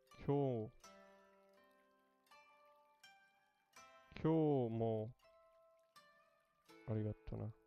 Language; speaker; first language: Japanese; non-native, learner; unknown